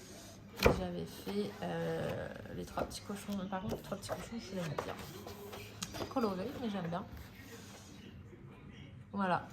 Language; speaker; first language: French; native; French